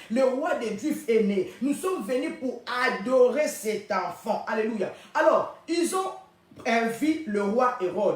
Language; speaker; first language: French; non-native, local second language; Lingala